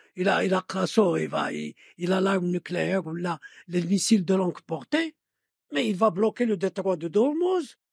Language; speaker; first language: French; non-native, local second language; Arabic